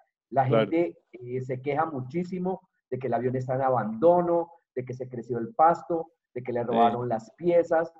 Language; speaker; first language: Spanish; native; Spanish